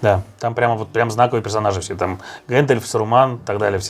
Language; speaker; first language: Russian; native; Russian